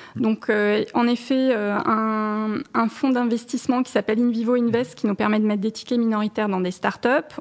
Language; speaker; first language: French; early bilingual, other home language; Arabic